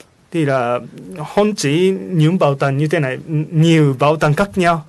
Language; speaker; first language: Japanese; native; Japanese